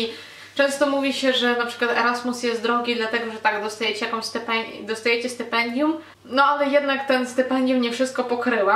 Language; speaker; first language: Polish; non-native, fluent; Ukrainian